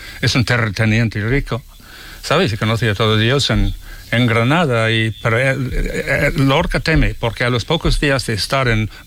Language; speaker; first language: Spanish; non-native, fluent; English